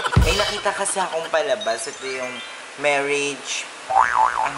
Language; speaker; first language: Filipino; native; Filipino